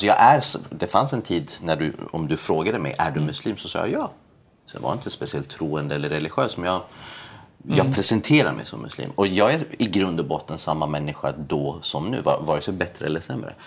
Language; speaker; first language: Swedish; early bilingual, other home language; Persian